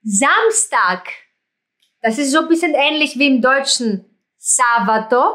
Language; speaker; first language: German; non-native, fluent; Greek